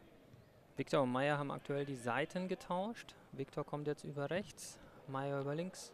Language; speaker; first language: German; native; German